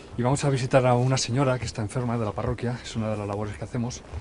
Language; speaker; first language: Spanish; native; Spanish